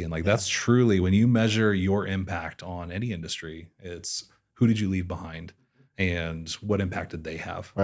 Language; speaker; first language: English; native; English